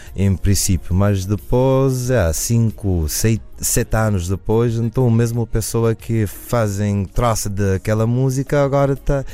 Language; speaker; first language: Portuguese; early bilingual, other home language; English